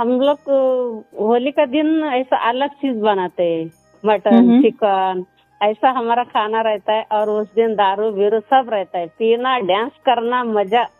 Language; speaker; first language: Hindi; non-native, local second language; Marathi